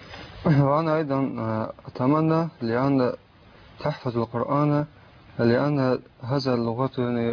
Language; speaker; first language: Arabic; non-native, learner; Tajik